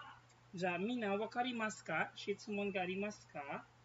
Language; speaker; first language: Japanese; non-native, fluent; Filipino